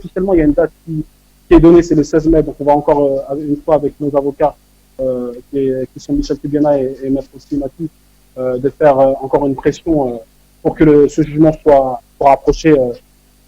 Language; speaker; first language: French; native; French